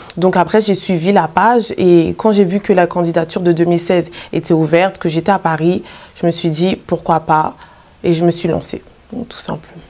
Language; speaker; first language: French; native; French